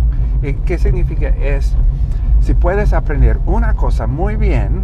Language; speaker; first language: Spanish; non-native, learner; English